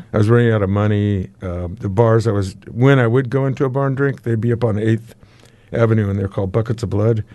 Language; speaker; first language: English; native; English